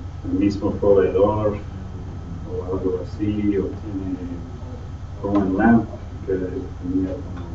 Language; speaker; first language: Spanish; non-native, fluent; English